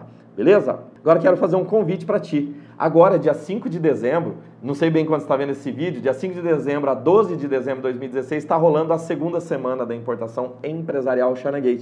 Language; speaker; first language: Portuguese; native; Portuguese